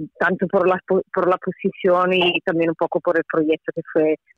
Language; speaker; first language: Spanish; non-native, fluent; Italian